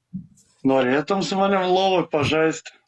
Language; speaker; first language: Lithuanian; native; Lithuanian